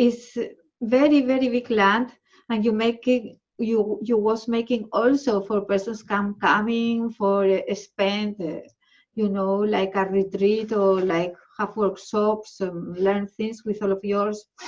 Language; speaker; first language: English; non-native, learner; Spanish